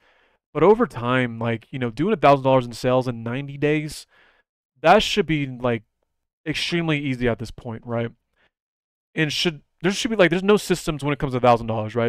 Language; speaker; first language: English; native; English